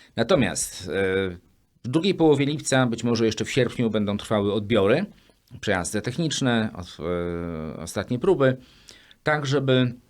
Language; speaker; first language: Polish; native; Polish